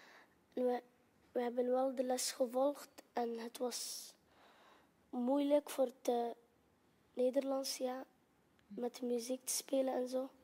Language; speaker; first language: Dutch; non-native, learner; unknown